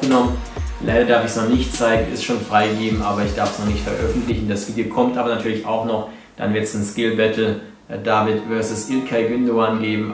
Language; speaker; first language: German; native; German